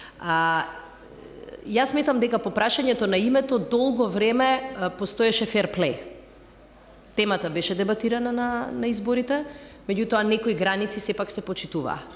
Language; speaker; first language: Macedonian; native; Macedonian